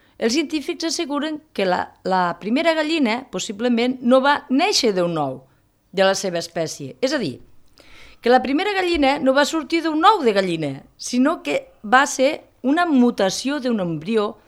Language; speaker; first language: Catalan; native; Catalan